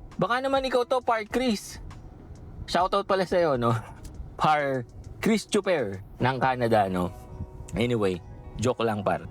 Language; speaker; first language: Filipino; native; Filipino